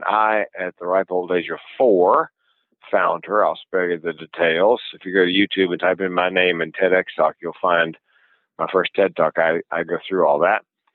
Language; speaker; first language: English; native; English